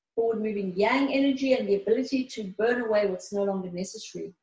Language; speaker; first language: English; early bilingual, other home language; Greek